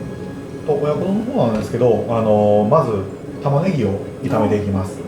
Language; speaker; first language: Japanese; native; Japanese